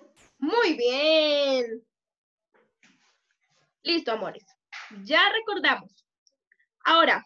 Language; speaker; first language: Spanish; native; Spanish